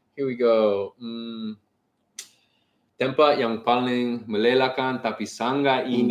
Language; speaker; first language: Indonesian; non-native, learner; English